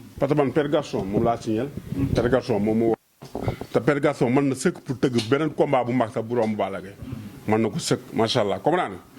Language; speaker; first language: Wolof; native; Wolof